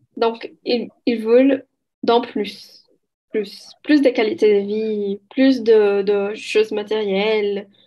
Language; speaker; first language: French; non-native, learner; Portuguese